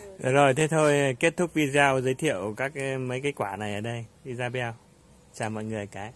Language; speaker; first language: Vietnamese; native; Vietnamese